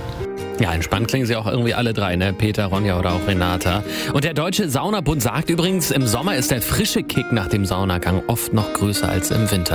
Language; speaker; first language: German; native; German